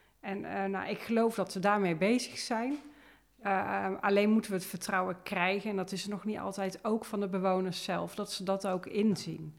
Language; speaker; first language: Dutch; native; Dutch